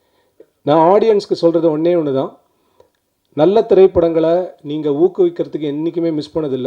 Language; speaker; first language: Tamil; native; Tamil